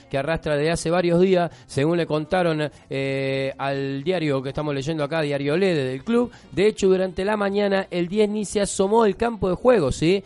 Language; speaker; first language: Spanish; native; Spanish